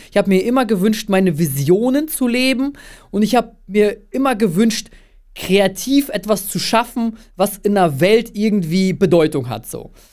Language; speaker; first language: German; early bilingual, other home language; Russian